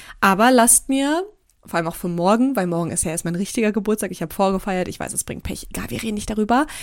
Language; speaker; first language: German; early bilingual, other home language; Turkish